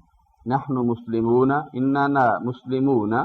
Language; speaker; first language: Arabic; non-native, fluent; Urdu